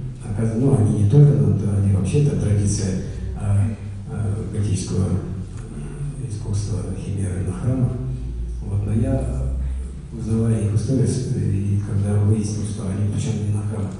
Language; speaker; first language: Russian; native; Russian